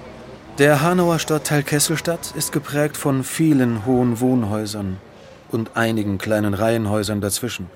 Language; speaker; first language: German; native; German